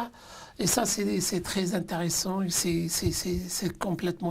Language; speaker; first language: French; non-native, local second language; Arabic